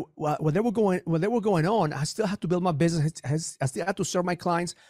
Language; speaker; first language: English; early bilingual, other home language; Spanish